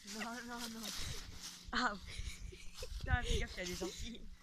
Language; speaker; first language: French; native; French